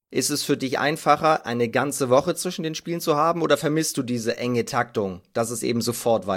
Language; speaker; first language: German; native; German